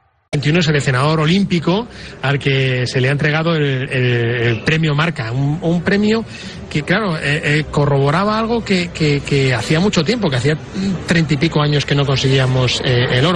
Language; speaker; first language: Spanish; native; Spanish